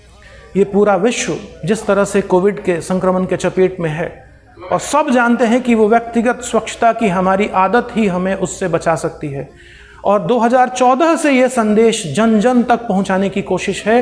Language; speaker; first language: Hindi; native; Hindi